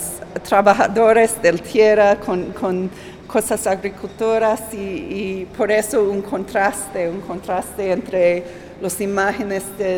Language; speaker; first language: Spanish; non-native, fluent; English